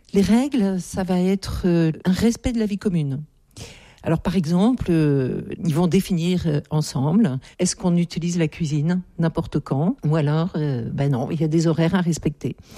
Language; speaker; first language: French; native; French